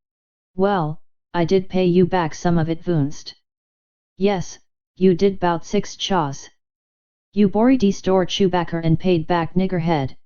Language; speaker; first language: English; native; English